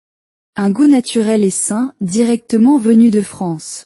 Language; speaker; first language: French; non-native, learner; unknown